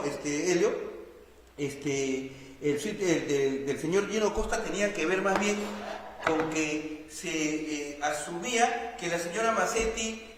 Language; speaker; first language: Spanish; native; Spanish